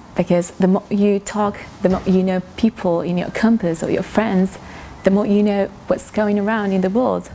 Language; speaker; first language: English; non-native, fluent; Kurdish